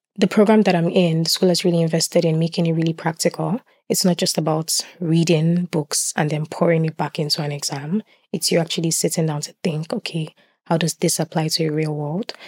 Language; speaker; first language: English; non-native, local second language; Yoruba